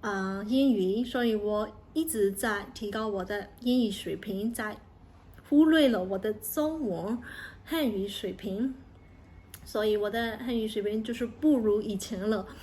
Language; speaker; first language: Chinese; non-native, fluent; Burmese